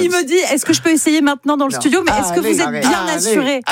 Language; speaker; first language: French; native; French